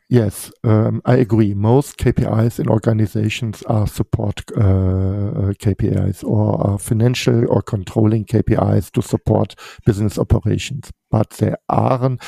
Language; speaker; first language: English; non-native, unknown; German